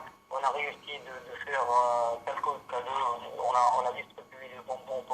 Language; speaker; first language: French; non-native, fluent; Arabic